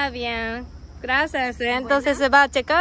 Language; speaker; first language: Spanish; non-native, learner; Japanese